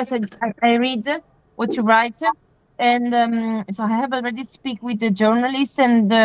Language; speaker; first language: English; non-native, learner; Italian